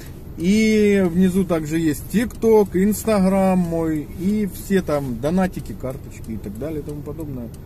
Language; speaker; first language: Russian; native; Russian